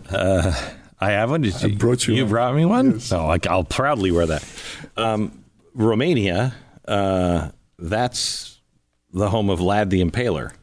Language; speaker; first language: English; native; English